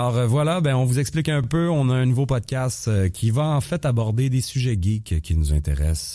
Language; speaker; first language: French; native; French